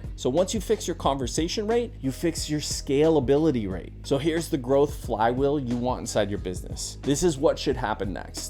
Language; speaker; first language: English; native; English